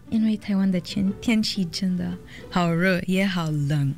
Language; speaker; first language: Chinese; non-native, learner; Portuguese